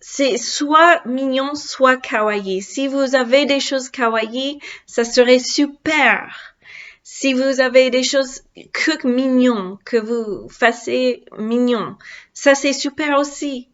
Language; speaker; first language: French; non-native, learner; English